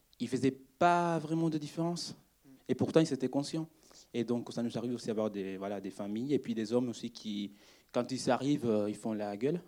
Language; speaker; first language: French; non-native, fluent; Spanish